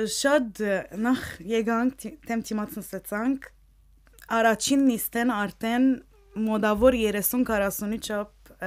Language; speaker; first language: Armenian; early bilingual, heritage; Armenian